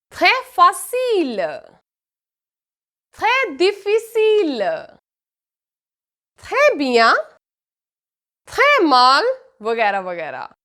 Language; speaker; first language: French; non-native, fluent; Hindi